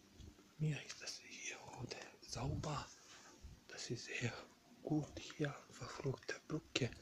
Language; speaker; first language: German; non-native, learner; Bosnian